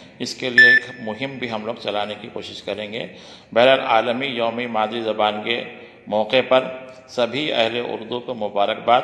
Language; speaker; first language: Urdu; native; Urdu